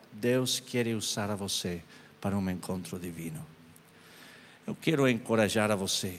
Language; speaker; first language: Portuguese; non-native, learner; Spanish